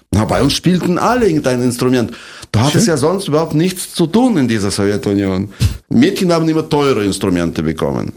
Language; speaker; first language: German; non-native, fluent; Russian